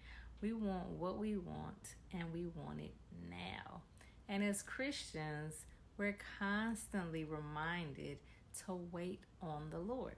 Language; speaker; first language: English; native; English